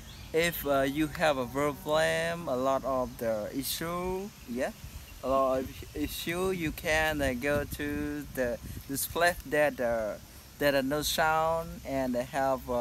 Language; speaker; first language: English; non-native, learner; Khmer